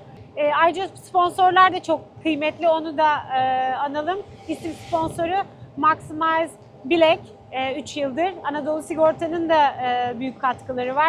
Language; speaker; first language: Turkish; native; Turkish